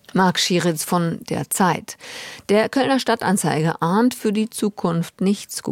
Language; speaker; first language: German; native; German